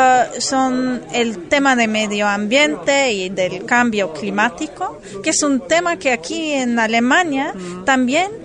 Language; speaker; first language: Spanish; non-native, fluent; German